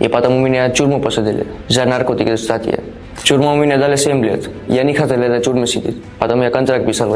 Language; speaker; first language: Russian; non-native, learner; Gujarati